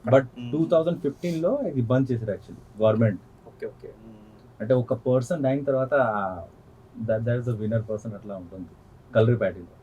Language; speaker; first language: Telugu; non-native, local second language; Hindi